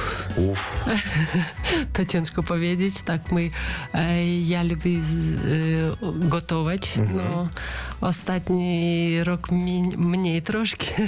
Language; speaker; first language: Polish; non-native, learner; Russian